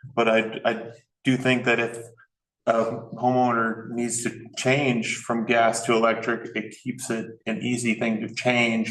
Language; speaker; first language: English; native; English